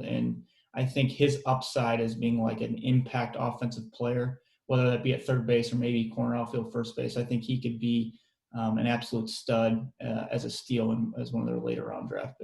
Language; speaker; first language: English; native; English